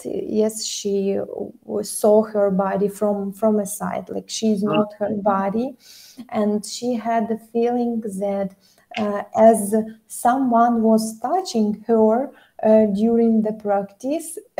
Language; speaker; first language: English; non-native, fluent; Ukrainian